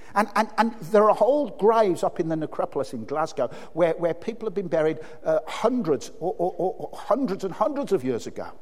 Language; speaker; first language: English; native; English